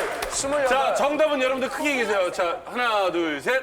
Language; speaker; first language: Korean; native; Korean